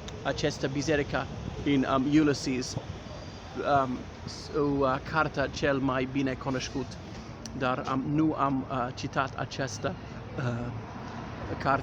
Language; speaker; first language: Romanian; non-native, learner; English